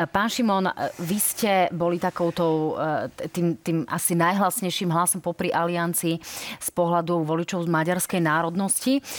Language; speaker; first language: Slovak; native; Slovak